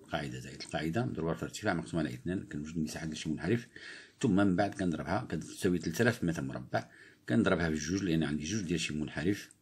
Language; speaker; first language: Arabic; native; Arabic